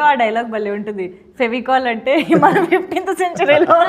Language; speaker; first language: Telugu; native; Telugu